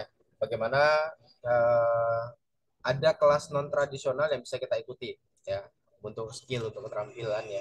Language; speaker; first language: Indonesian; native; Indonesian